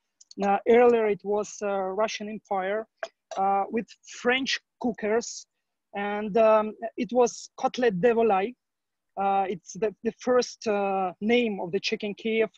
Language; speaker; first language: English; non-native, learner; Ukrainian